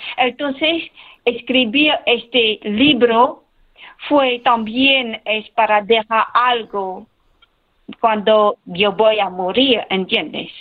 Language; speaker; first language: Spanish; non-native, learner; Khmer